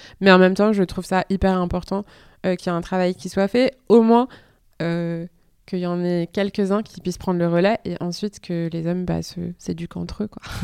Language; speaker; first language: French; native; French